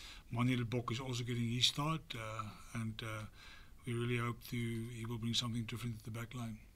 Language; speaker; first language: English; non-native, local second language; Afrikaans